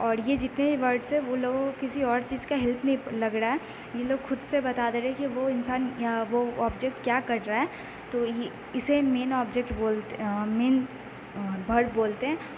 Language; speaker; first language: Hindi; native; Hindi